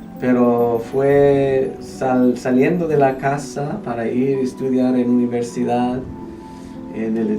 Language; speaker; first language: Spanish; non-native, fluent; English